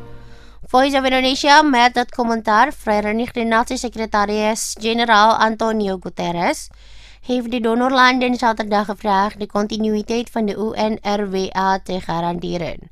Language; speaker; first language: Dutch; non-native, learner; Indonesian